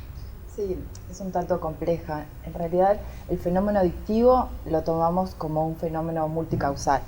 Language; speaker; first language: Spanish; native; Spanish